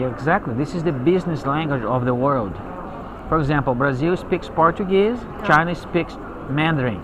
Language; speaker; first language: English; non-native, fluent; Portuguese